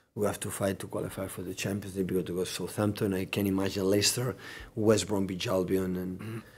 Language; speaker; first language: English; non-native, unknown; Catalan